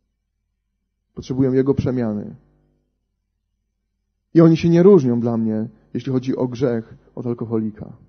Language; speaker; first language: Polish; native; Polish